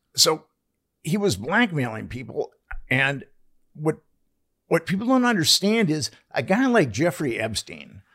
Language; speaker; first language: English; native; English